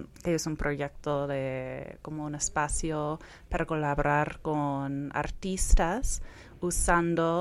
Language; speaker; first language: Spanish; non-native, fluent; English